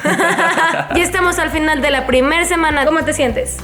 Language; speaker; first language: Spanish; native; Spanish